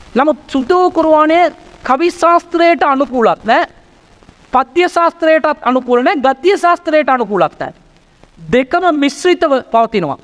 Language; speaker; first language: Sinhala; non-native, local second language; Tamil